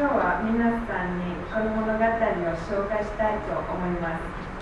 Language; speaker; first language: Japanese; non-native, learner; Romanian